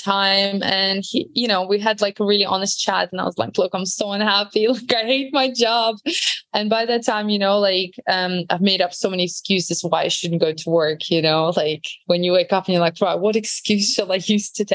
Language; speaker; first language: English; non-native, fluent; Latvian